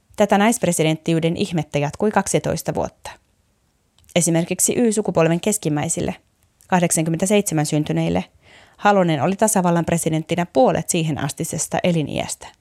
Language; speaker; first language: Finnish; native; Finnish